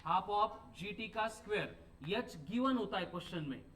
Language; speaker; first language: Hindi; non-native, local second language; Marathi